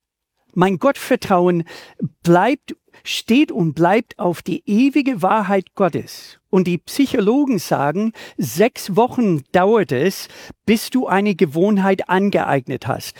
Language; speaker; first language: German; native; German